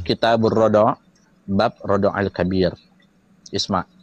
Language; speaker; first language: Arabic; non-native, learner; Indonesian